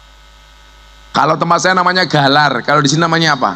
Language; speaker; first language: Indonesian; non-native, local second language; Javanese